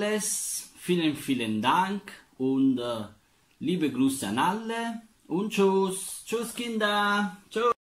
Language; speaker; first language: German; non-native, learner; Italian